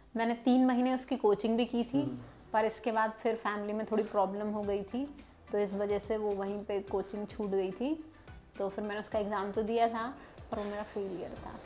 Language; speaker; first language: Hindi; native; Hindi